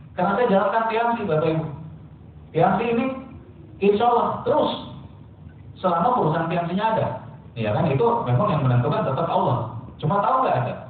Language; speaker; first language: Indonesian; native; Indonesian